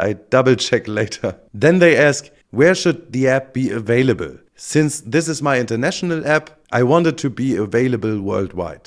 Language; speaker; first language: English; non-native, fluent; German